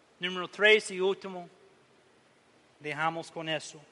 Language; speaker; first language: Spanish; non-native, learner; English